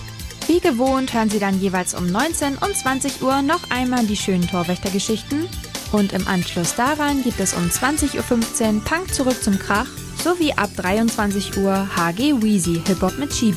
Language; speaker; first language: German; native; German